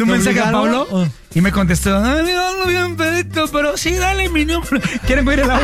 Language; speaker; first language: Spanish; native; Spanish